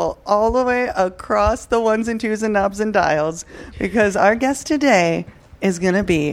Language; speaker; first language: English; native; English